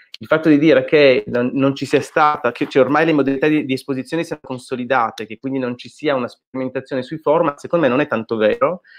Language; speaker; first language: Italian; native; Italian